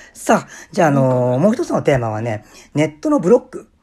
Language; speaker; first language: Japanese; native; Japanese